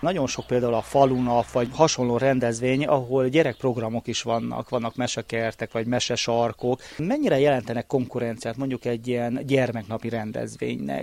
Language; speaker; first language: Hungarian; native; Hungarian